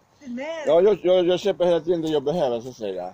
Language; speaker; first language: Swedish; non-native, learner; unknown